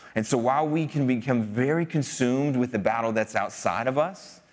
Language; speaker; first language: English; native; English